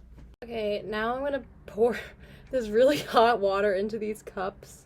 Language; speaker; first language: English; native; English